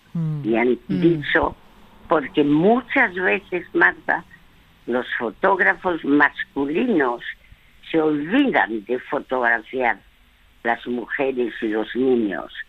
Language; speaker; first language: Spanish; early bilingual, other home language; French